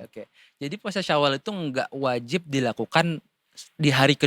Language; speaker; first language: Indonesian; native; Indonesian